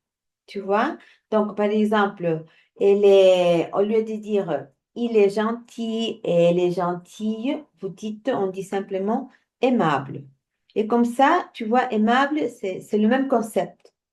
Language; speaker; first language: French; non-native, fluent; Spanish